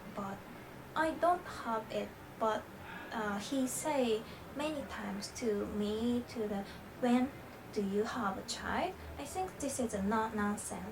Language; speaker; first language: English; non-native, learner; Japanese